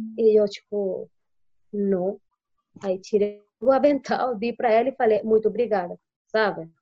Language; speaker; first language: Portuguese; non-native, fluent; Spanish